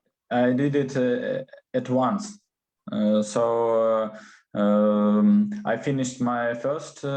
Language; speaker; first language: English; non-native, learner; Russian